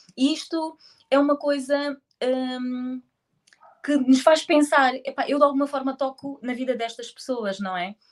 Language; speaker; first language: Portuguese; native; Portuguese